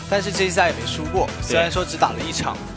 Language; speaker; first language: Chinese; native; Chinese